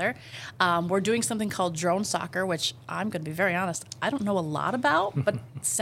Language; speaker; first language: English; native; English